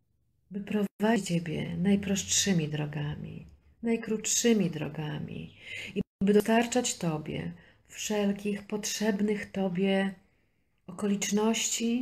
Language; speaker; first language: Polish; native; Polish